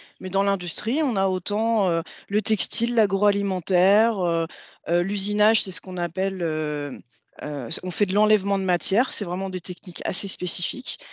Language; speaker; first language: French; native; French